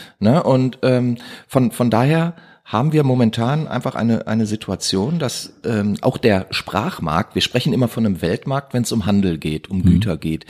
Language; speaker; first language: German; native; German